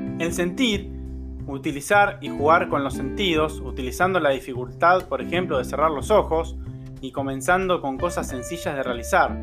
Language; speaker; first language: Spanish; native; Spanish